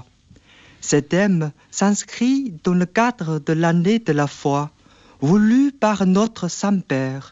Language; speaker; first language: French; non-native, fluent; Chinese